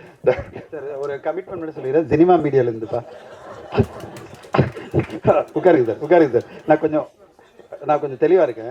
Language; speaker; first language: Tamil; native; Tamil